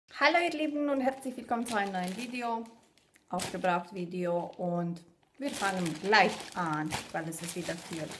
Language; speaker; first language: German; non-native, fluent; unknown